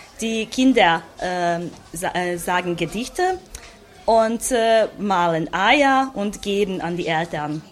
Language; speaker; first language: German; non-native, local second language; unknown